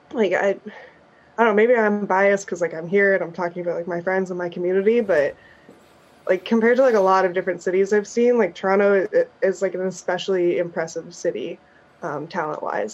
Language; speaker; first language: English; native; English